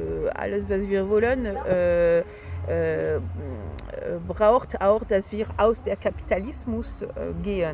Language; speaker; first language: German; non-native, fluent; French